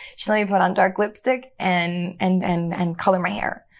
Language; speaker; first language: English; native; English